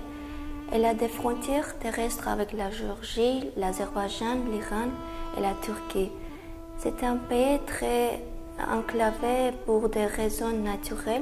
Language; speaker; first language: French; non-native, fluent; Armenian